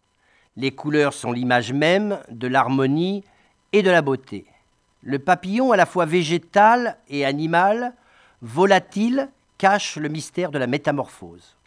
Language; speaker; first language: French; native; French